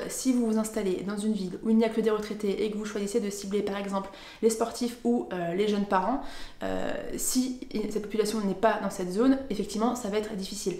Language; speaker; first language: French; native; French